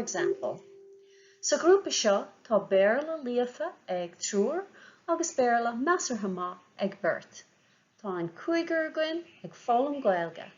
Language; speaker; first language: Irish; non-native, local second language; English